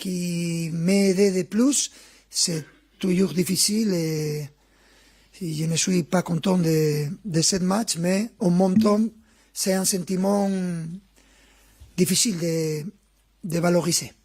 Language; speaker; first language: French; non-native, fluent; Spanish